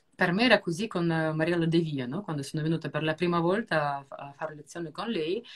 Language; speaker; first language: Italian; non-native, fluent; Russian